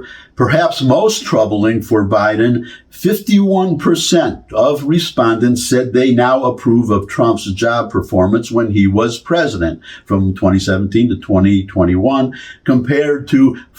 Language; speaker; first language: English; native; English